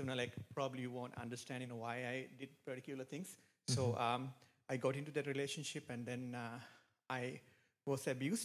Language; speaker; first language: English; non-native, local second language; Sinhala